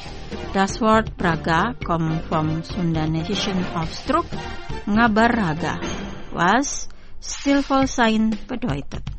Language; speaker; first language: German; non-native, fluent; Indonesian